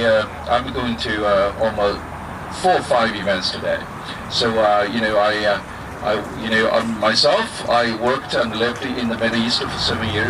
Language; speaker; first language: English; non-native, fluent; Chinese